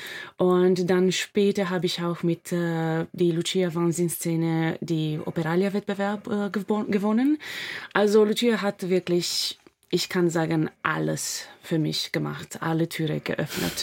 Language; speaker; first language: German; non-native, fluent; English